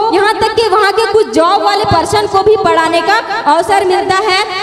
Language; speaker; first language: Hindi; non-native, local second language; Gondi